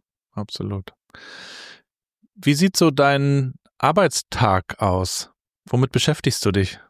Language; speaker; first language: German; native; German